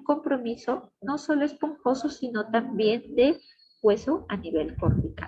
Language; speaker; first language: Spanish; native; Spanish